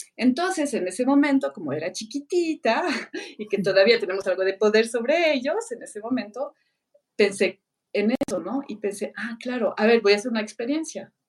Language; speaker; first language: Spanish; non-native, fluent; French